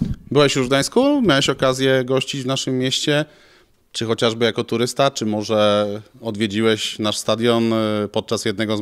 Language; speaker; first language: Polish; native; Polish